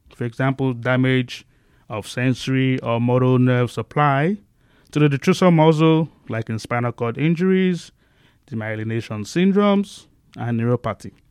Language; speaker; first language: English; non-native, local second language; Igbo